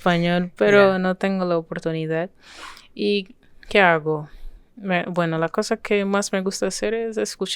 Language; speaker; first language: Spanish; non-native, fluent; French